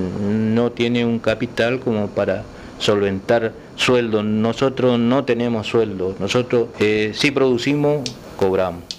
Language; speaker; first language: Spanish; native; Spanish